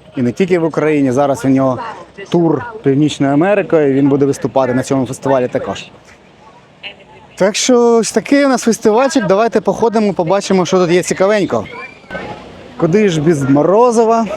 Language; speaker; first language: Ukrainian; native; Ukrainian